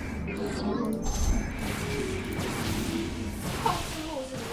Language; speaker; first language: Chinese; native; Chinese